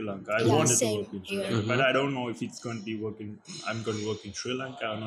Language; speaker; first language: English; non-native, local second language; Sinhala